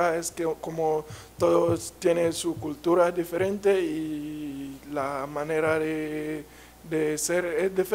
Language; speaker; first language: Portuguese; non-native, learner; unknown